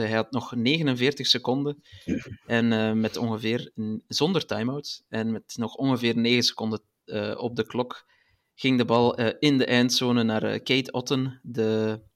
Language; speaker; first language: Dutch; native; Dutch